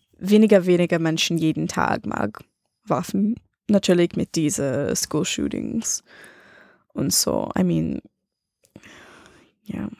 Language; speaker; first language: German; non-native, learner; English